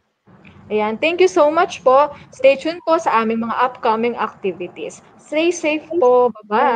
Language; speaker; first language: Filipino; native; Filipino